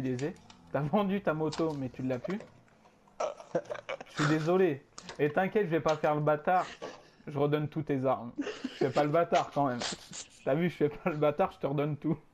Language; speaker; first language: French; native; French